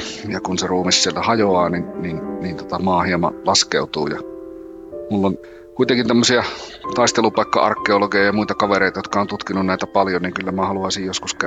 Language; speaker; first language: Finnish; native; Finnish